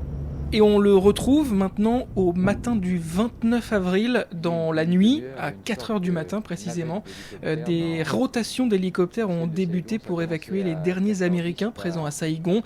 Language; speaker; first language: French; native; French